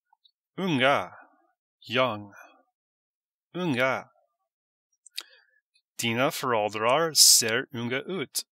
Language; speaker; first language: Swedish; non-native, learner; English